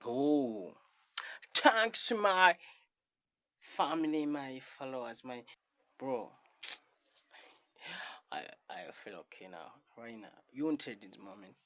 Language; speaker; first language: English; non-native, learner; Rundi